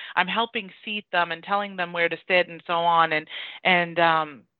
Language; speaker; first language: English; early bilingual, other home language; Persian